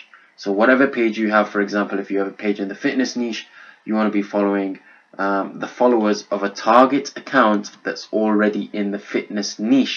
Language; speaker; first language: English; native; English